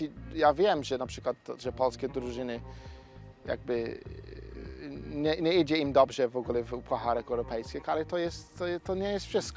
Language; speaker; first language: Polish; non-native, fluent; English